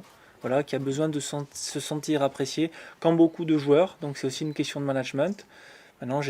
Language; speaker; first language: French; native; French